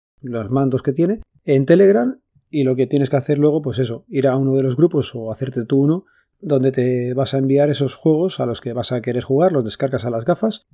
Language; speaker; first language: Spanish; native; Spanish